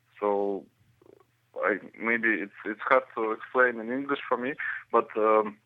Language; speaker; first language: English; non-native, learner; Russian